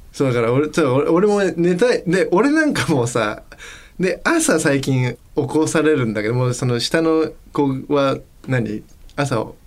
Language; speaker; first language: Japanese; native; Japanese